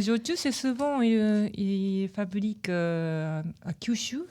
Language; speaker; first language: French; non-native, learner; Japanese